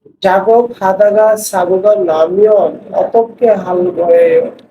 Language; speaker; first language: Korean; non-native, fluent; Bangla